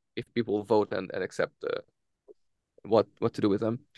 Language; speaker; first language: English; non-native, fluent; Hungarian